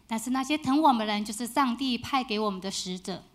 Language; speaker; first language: Chinese; native; Chinese